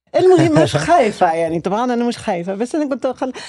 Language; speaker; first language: Arabic; non-native, fluent; French